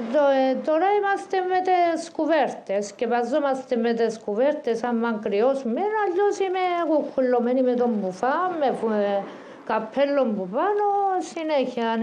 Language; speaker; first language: Greek; non-native, local second language; Turkish